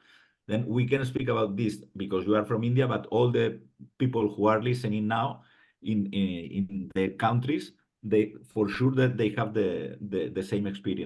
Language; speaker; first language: English; non-native, fluent; Spanish